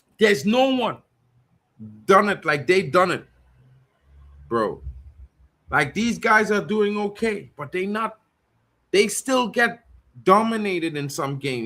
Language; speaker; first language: English; native; English